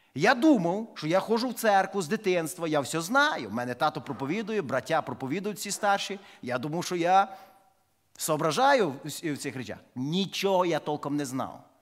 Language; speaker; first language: Ukrainian; native; Ukrainian